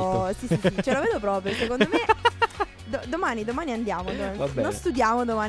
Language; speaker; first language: Italian; native; Italian